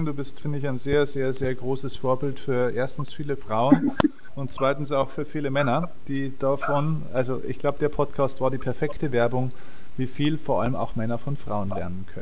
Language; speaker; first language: German; native; German